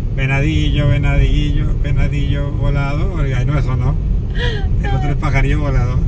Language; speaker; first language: Spanish; native; Spanish